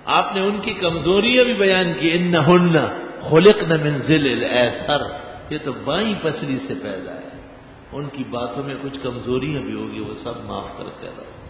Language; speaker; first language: Urdu; non-native, local second language; Pashto